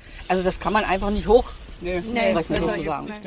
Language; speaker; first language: German; native; German